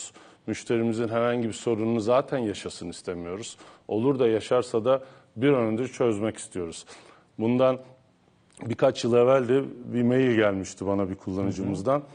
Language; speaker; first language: Turkish; native; Turkish